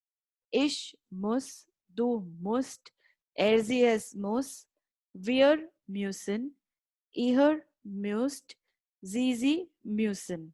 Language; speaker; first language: German; non-native, fluent; Hindi